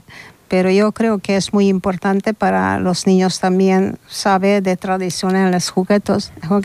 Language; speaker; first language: Spanish; non-native, learner; Hungarian